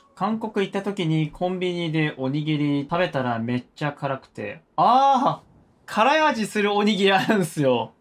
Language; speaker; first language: Japanese; non-native, fluent; Korean